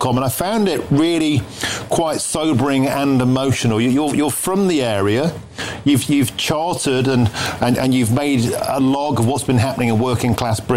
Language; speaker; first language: English; native; English